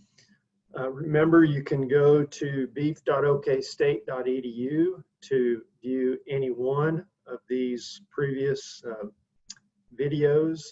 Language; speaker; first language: English; native; English